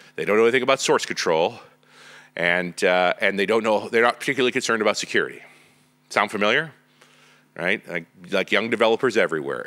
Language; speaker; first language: English; native; English